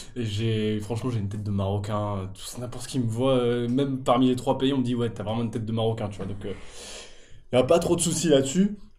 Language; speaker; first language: French; early bilingual, other home language; Arabic